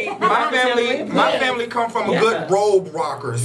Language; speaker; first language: English; native; English